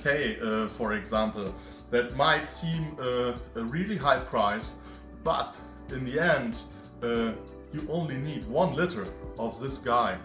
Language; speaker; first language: English; non-native, fluent; German